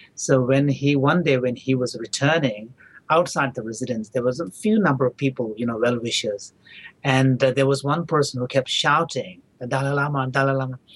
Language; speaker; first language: English; non-native, local second language; Tibetan